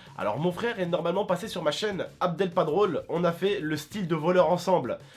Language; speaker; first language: French; early bilingual, other home language; Arabic